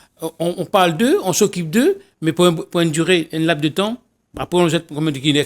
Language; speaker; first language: French; non-native, local second language; Réunion Creole French